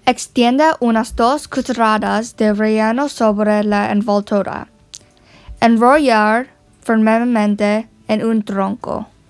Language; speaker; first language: Spanish; non-native, learner; English